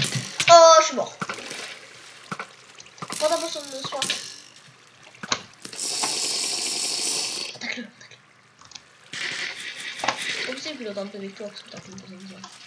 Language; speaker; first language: French; native; French